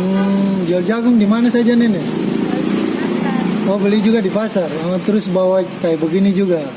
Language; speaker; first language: Malay; native; Malay